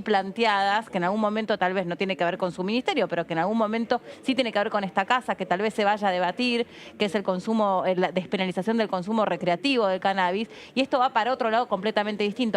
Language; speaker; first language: Spanish; native; Spanish